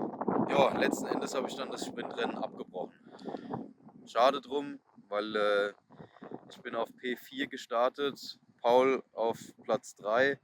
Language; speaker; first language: German; native; German